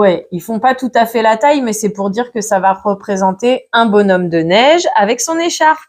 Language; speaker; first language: French; native; French